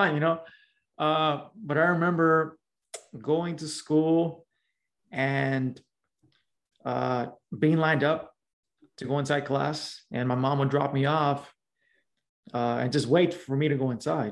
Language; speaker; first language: English; native; English